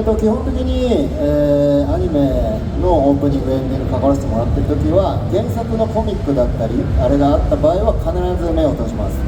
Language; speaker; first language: Japanese; native; Japanese